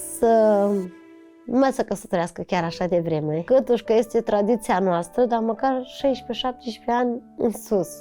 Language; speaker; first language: Romanian; non-native, local second language; Romany